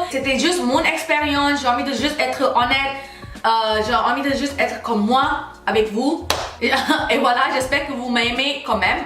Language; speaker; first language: French; non-native, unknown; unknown